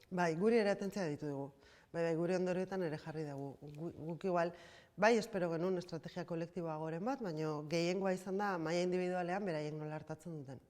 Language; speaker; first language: Basque; native; Basque